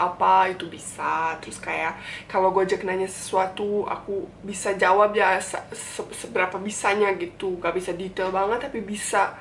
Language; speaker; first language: Indonesian; non-native, fluent; Bosnian